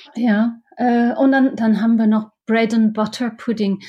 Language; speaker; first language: German; non-native, fluent; English